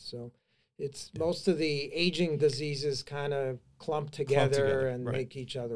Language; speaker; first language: English; native; English